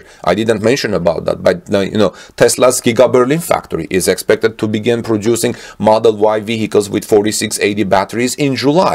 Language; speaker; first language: English; non-native, fluent; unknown